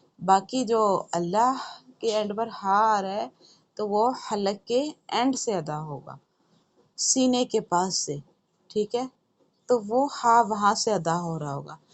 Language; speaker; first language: Urdu; native; Urdu